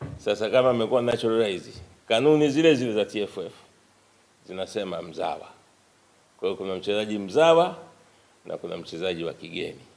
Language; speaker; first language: Swahili; native; Swahili